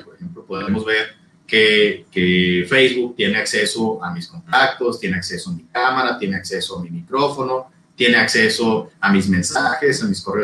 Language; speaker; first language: Spanish; native; Spanish